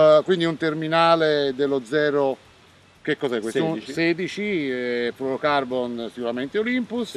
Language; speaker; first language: Italian; native; Italian